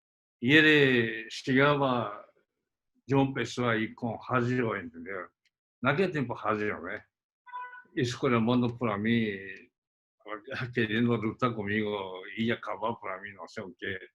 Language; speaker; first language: Portuguese; early bilingual, other home language; Japanese